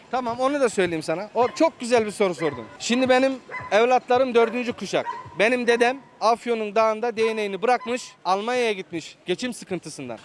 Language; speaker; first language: Turkish; native; Turkish